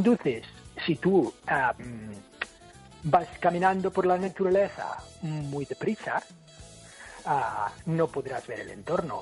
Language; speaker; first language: Spanish; non-native, fluent; English